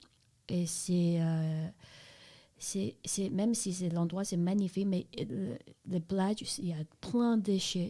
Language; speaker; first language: French; non-native, learner; Chinese